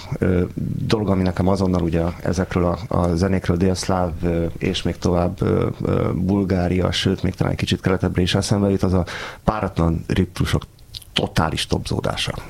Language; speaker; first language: Hungarian; native; Hungarian